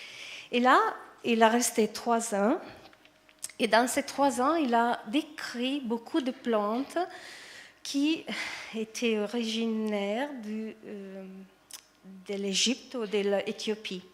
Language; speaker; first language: French; non-native, fluent; Italian